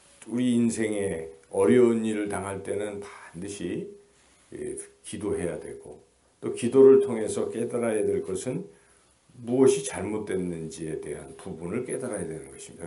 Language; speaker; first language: Korean; native; Korean